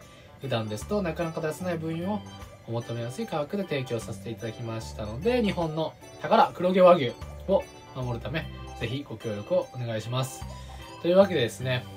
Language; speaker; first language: Japanese; native; Japanese